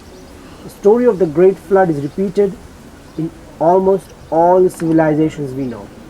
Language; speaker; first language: English; early bilingual, heritage; Gujarati